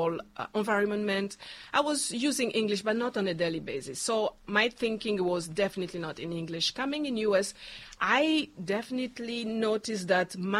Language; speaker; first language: English; non-native, fluent; Luba-Lulua